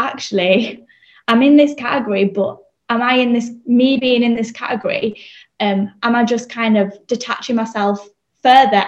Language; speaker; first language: English; native; English